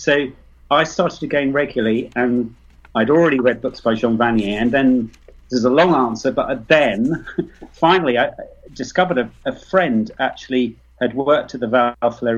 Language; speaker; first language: English; native; English